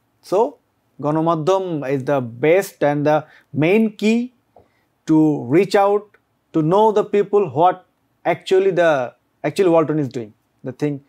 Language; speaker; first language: English; non-native, local second language; Bangla